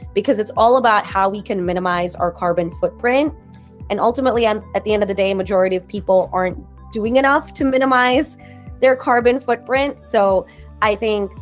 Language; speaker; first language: English; native; English